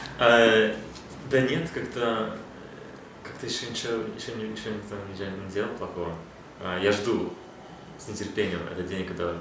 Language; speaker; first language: Russian; non-native, fluent; Lithuanian